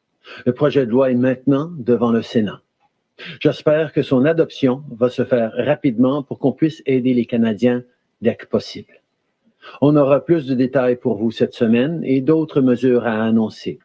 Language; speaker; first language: French; native; French